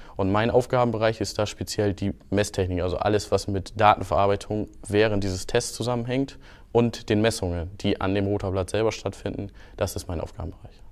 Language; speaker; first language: German; native; German